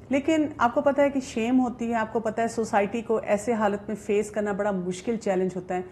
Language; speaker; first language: Hindi; native; Hindi